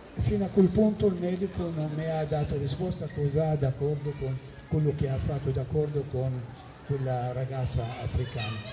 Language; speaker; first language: Italian; non-native, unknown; Arabic